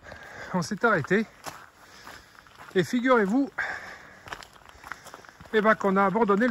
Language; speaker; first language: French; native; French